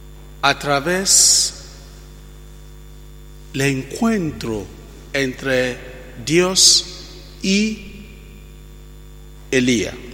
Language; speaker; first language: Spanish; non-native, fluent; Italian